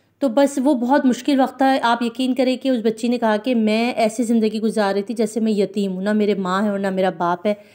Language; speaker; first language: Urdu; non-native, local second language; Punjabi